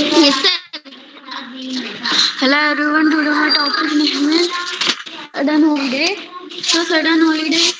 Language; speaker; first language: English; non-native, learner; Hindi